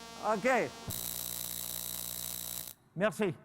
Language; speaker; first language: French; non-native, learner; English